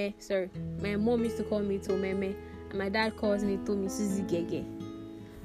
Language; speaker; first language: English; non-native, local second language; Yoruba